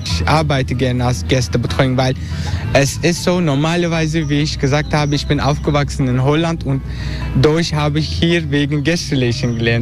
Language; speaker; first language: German; non-native, learner; Turkish